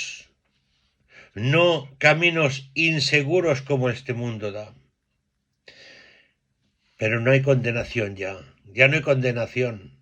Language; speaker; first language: Spanish; native; Spanish